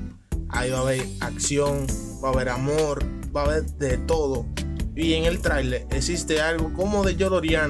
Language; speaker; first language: Spanish; native; Spanish